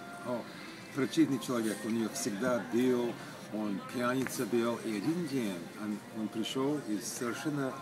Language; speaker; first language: Russian; early bilingual, heritage; Russian